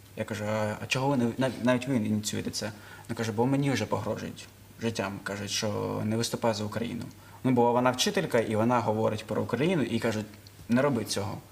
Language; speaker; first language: Ukrainian; non-native, local second language; Russian